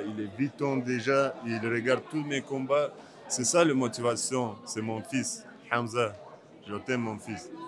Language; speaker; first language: French; non-native, learner; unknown